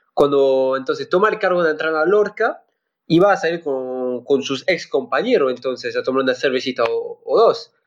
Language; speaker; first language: Spanish; non-native, fluent; French